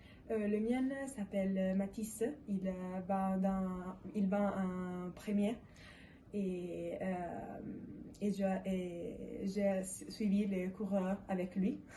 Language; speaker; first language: French; non-native, learner; Italian